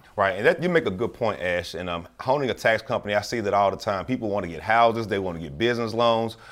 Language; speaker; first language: English; native; English